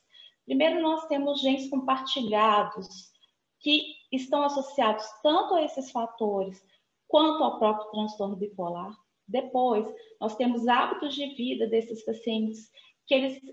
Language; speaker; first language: Portuguese; native; Portuguese